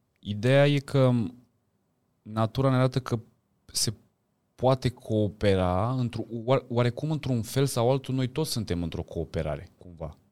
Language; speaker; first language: Romanian; native; Romanian